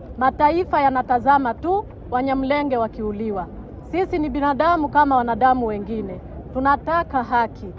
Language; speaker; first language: Swahili; non-native, local second language; Kinyarwanda